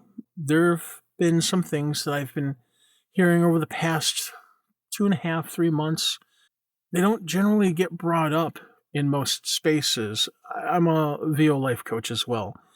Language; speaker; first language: English; native; English